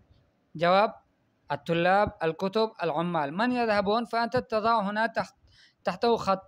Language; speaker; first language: Arabic; non-native, fluent; Urdu